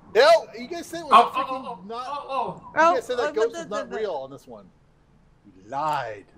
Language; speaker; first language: English; native; English